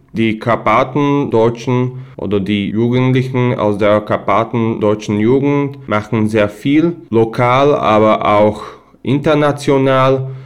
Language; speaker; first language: German; non-native, fluent; Slovak